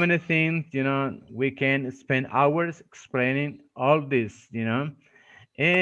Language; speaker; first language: English; non-native, fluent; Spanish